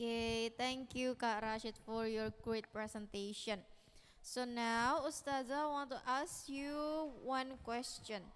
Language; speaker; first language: English; non-native, learner; Indonesian